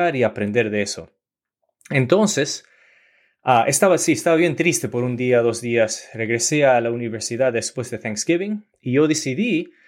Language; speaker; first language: Spanish; early bilingual, heritage; Spanish